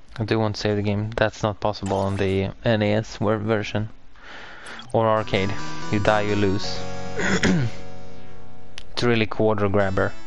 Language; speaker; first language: English; non-native, fluent; Swedish